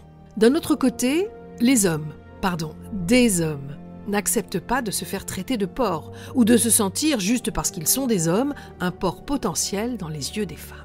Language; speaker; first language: French; native; French